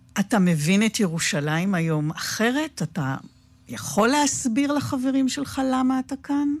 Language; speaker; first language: Hebrew; native; Hebrew